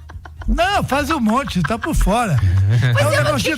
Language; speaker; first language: Portuguese; native; Portuguese